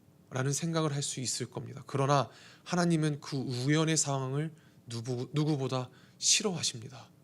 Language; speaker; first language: Korean; native; Korean